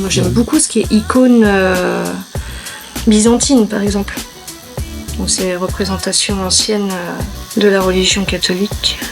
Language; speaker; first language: French; native; French